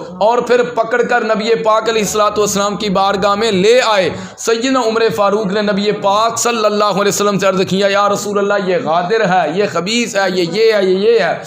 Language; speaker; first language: Urdu; non-native, local second language; Punjabi